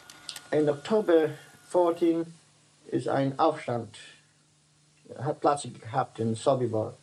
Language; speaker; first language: Dutch; non-native, learner; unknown